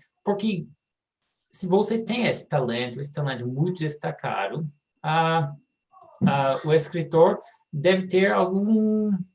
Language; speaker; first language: Portuguese; non-native, fluent; English